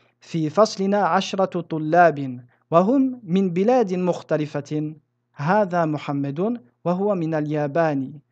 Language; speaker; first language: Arabic; non-native, fluent; French